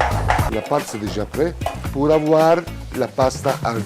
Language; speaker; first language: French; non-native, fluent; Italian